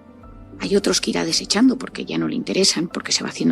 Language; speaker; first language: Spanish; native; Spanish